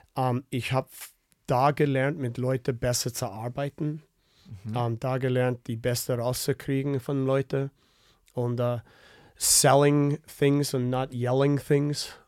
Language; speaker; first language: German; non-native, fluent; English